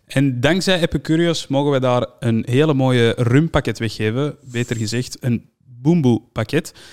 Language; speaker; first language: Dutch; native; Dutch